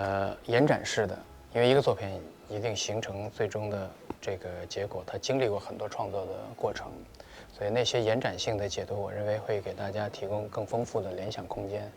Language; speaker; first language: Chinese; native; Chinese